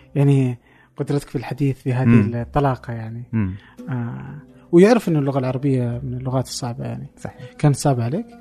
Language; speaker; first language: Arabic; native; Arabic